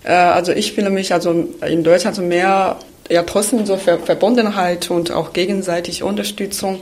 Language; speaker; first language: German; non-native, fluent; Chinese